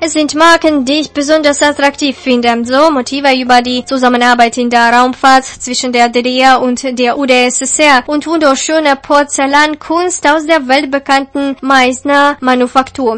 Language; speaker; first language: German; native; German